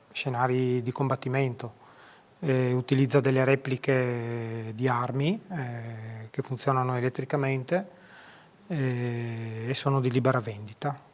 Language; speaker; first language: Italian; native; Italian